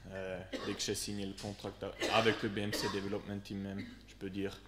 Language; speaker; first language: French; non-native, local second language; Swiss German